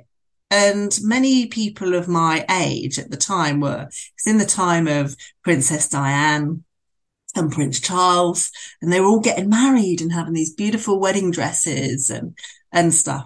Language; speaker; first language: English; native; English